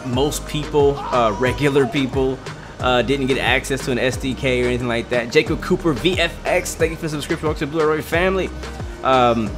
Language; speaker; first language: English; native; English